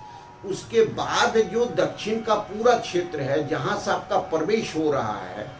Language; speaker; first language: Hindi; native; Hindi